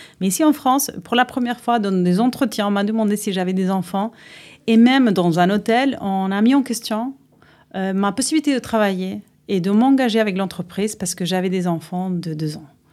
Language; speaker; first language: French; non-native, fluent; Spanish